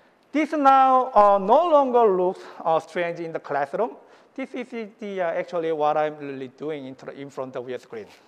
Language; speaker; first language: English; non-native, fluent; Korean